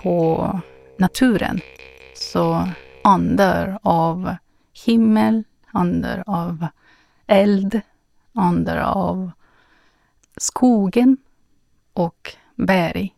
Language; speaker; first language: Swedish; non-native, fluent; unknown